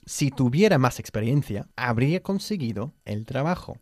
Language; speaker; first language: Spanish; non-native, fluent; English